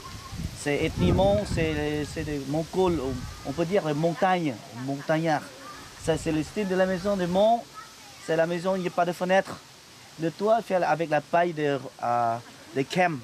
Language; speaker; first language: French; non-native, local second language; Lao